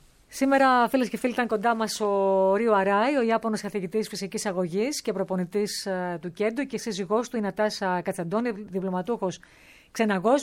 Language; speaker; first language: Greek; native; Greek